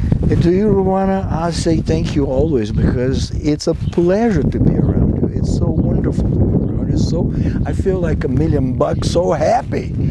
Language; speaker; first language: English; non-native, fluent; Portuguese